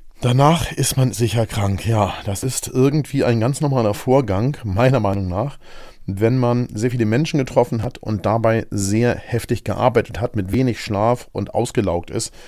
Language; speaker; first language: German; native; German